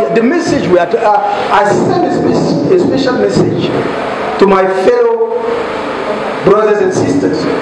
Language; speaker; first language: English; non-native, local second language; French